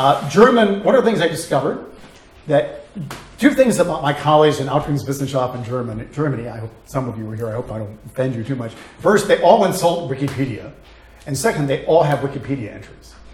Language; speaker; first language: English; native; English